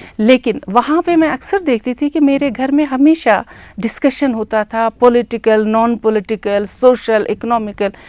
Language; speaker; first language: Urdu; non-native, local second language; Kashmiri